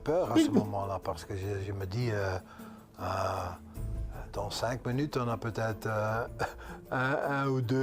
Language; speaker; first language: French; non-native, local second language; Dutch